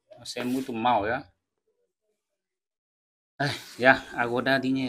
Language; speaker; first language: Portuguese; non-native, learner; Vietnamese